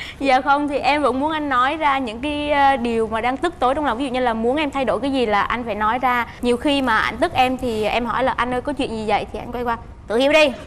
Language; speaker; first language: Vietnamese; native; Vietnamese